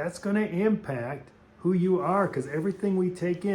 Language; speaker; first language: English; native; English